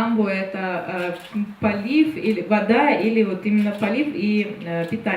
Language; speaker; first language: Russian; native; Russian